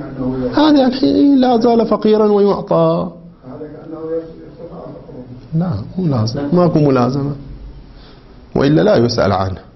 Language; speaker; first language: Arabic; native; Arabic